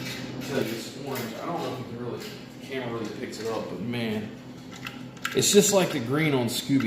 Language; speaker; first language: English; native; English